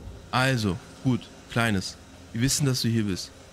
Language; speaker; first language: German; native; German